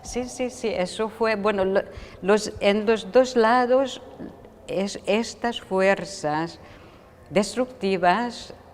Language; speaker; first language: Spanish; non-native, fluent; Hungarian